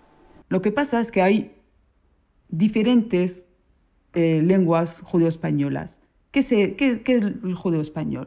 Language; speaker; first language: Spanish; early bilingual, heritage; Spanish